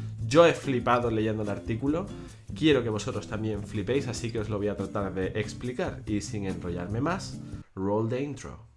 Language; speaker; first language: Spanish; native; Spanish